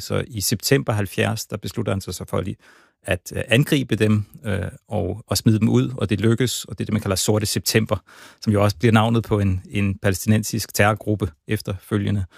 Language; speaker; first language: Danish; native; Danish